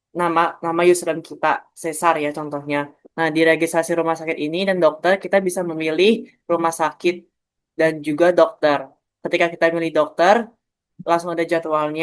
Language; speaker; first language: Indonesian; native; Indonesian